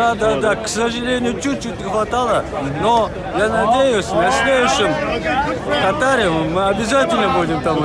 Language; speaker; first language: Russian; non-native, fluent; Uzbek